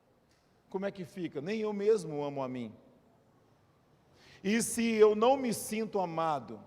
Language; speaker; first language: Portuguese; native; Portuguese